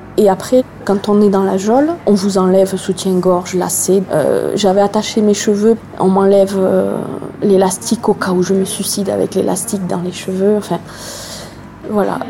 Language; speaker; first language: French; native; French